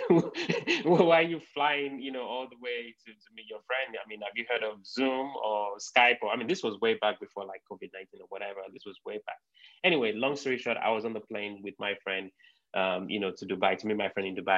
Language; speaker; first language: English; native; English